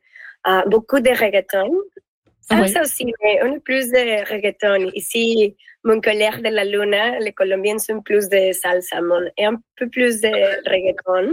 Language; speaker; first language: French; non-native, learner; Spanish